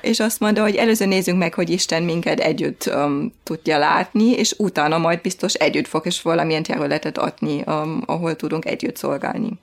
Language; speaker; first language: Hungarian; non-native, fluent; German